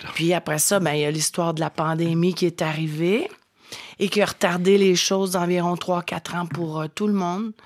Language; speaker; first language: French; native; French